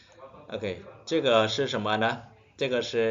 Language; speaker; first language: Chinese; non-native, fluent; Khmer